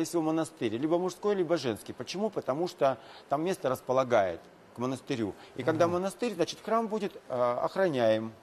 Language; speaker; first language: Russian; native; Russian